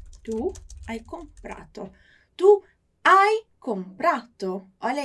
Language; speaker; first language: Italian; non-native, fluent; Portuguese